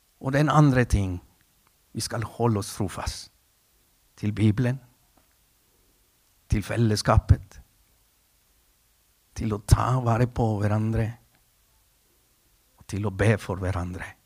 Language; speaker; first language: Norwegian; non-native, fluent; Spanish